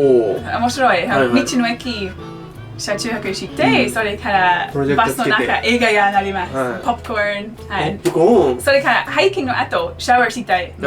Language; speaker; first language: Japanese; non-native, learner; English